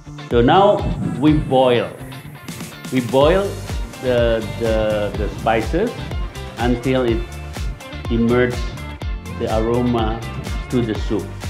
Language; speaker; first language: English; non-native, fluent; Indonesian